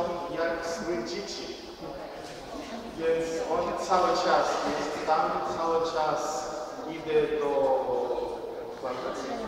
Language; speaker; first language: Polish; non-native, learner; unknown